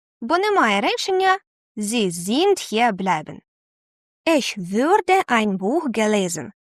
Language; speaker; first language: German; non-native, fluent; Ukrainian